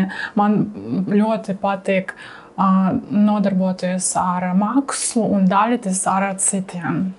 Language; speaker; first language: Latvian; non-native, learner; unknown